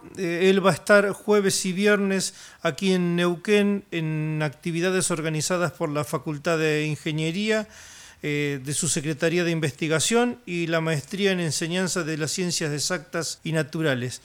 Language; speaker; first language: Spanish; native; Spanish